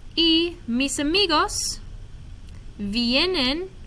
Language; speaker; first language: Spanish; non-native, fluent; English